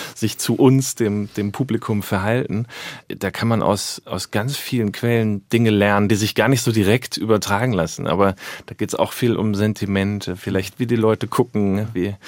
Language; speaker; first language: German; native; German